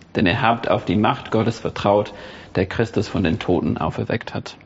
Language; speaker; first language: German; non-native, fluent; English